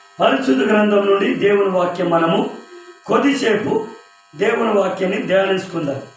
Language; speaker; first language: Telugu; non-native, local second language; Koya